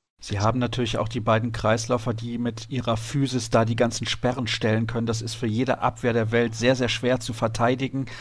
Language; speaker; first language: German; native; German